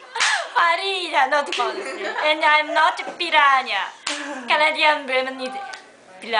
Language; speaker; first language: English; non-native, learner; Japanese